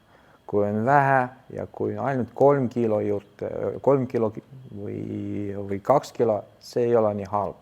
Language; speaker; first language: Estonian; non-native, local second language; Russian